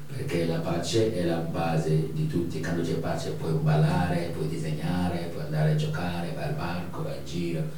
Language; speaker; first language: Italian; non-native, fluent; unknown